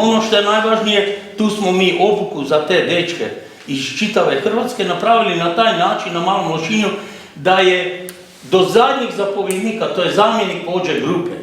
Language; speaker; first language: Croatian; native; Croatian